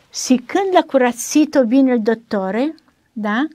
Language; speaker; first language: Romanian; non-native, learner; Italian